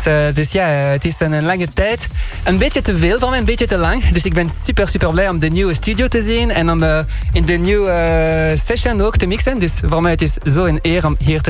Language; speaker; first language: Dutch; non-native, learner; French